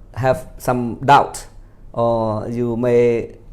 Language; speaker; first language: English; non-native, fluent; Khmer